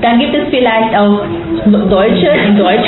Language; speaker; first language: German; non-native, fluent; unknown